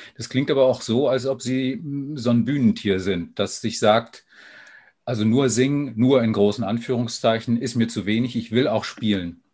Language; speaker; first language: German; native; German